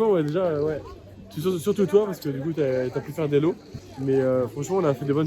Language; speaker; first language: French; native; French